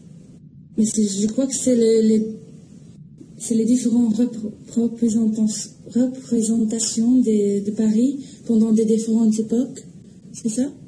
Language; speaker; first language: French; non-native, learner; English